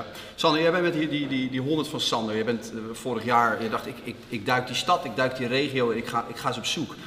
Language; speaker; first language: Dutch; native; Dutch